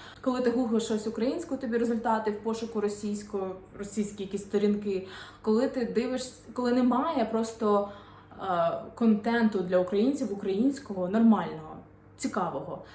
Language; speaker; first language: Ukrainian; non-native, local second language; Russian